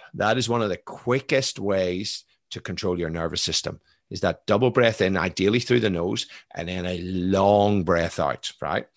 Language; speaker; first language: English; native; English